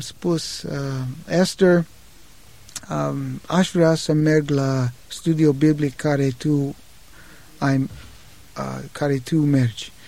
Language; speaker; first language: Romanian; non-native, learner; English